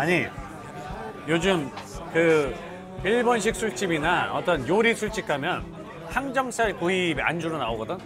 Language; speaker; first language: Korean; native; Korean